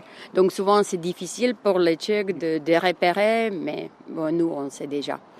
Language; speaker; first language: French; non-native, fluent; Czech